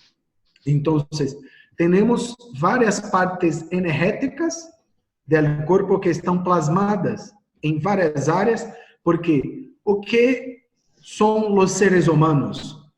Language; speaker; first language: Spanish; non-native, learner; Portuguese